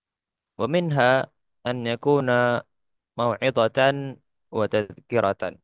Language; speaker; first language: Arabic; non-native, fluent; Indonesian